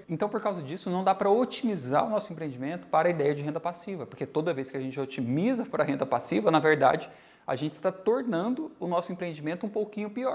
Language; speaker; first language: Portuguese; native; Portuguese